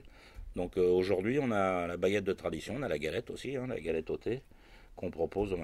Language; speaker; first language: French; native; French